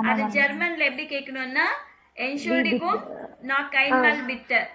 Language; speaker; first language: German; non-native, learner; Tamil